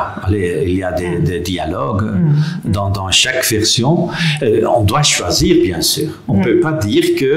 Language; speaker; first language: French; non-native, local second language; Dutch